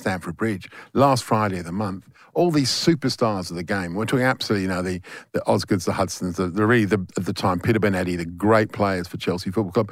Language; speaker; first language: English; native; English